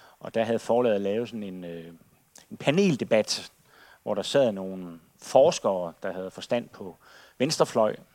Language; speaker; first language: Danish; native; Danish